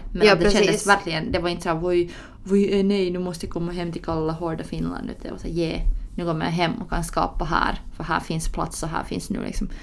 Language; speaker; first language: Swedish; early bilingual, other home language; Finnish